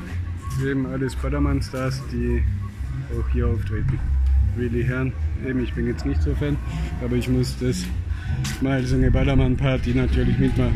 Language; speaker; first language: German; native; German